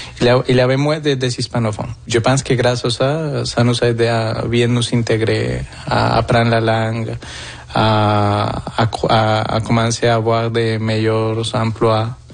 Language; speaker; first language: French; non-native, fluent; Spanish